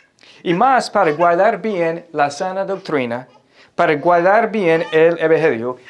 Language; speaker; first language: Spanish; non-native, fluent; English